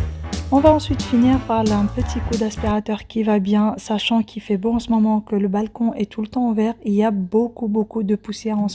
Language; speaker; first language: French; native; French